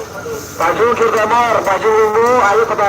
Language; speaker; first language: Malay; non-native, local second language; Madurese